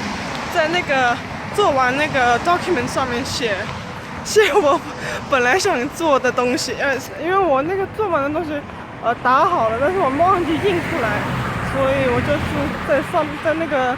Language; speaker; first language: Chinese; early bilingual, heritage; Chinese